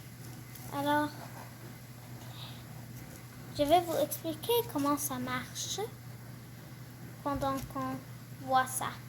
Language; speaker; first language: French; non-native, learner; English